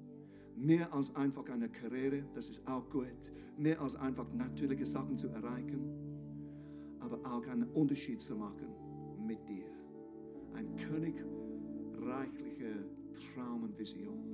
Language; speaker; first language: German; non-native, fluent; English